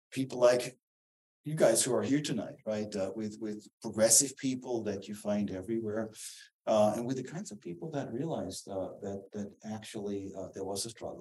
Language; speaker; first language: English; non-native, fluent; German